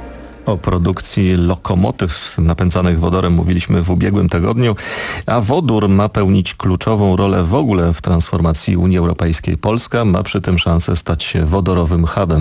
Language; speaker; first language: Polish; native; Polish